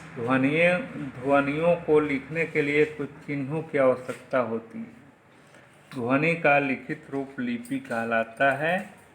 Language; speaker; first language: Hindi; native; Hindi